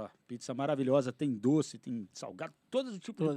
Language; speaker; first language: Portuguese; native; Portuguese